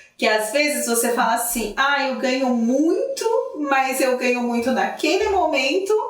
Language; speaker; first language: Portuguese; native; Portuguese